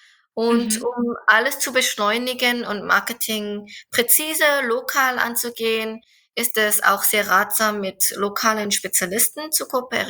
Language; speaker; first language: German; non-native, fluent; Korean